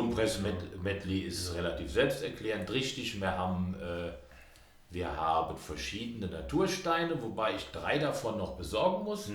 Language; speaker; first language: German; native; German